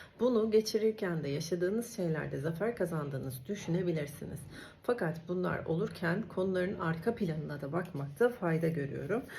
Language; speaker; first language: Turkish; native; Turkish